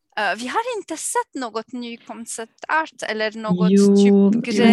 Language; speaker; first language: Swedish; non-native, fluent; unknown